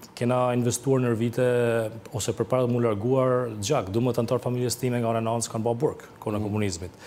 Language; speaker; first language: Albanian; early bilingual, heritage; Albanian